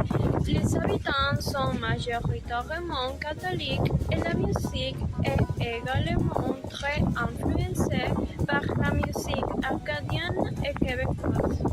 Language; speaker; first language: French; non-native, learner; Spanish